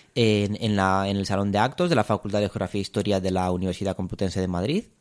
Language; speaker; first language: Spanish; non-native, fluent; Romanian